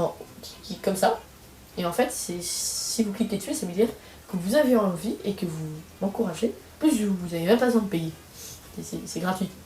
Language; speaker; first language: French; native; French